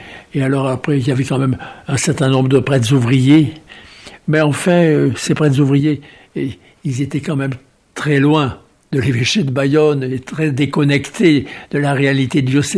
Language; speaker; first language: French; native; French